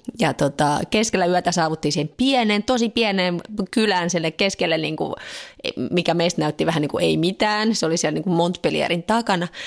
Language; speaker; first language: Finnish; native; Finnish